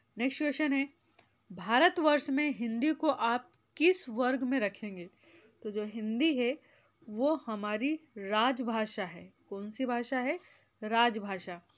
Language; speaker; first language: Hindi; native; Hindi